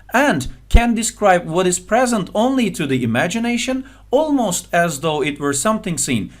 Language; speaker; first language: English; non-native, fluent; Turkish